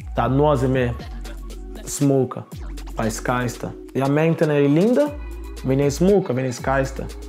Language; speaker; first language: Latvian; non-native, learner; Portuguese